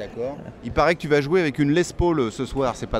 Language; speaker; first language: French; native; French